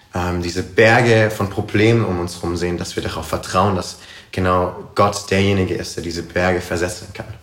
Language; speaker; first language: German; native; German